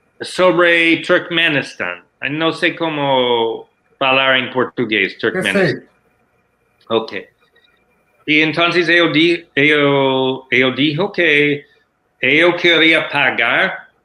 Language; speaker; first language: Spanish; non-native, learner; English